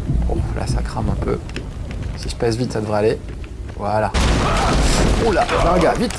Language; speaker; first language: French; native; French